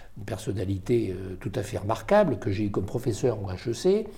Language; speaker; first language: French; native; French